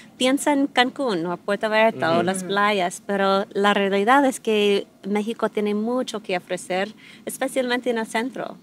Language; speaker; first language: Spanish; non-native, fluent; English